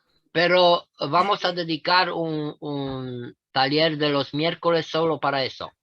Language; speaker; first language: Spanish; non-native, fluent; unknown